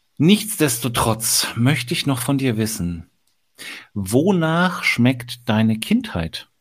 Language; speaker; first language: German; native; German